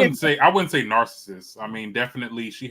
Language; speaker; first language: English; native; English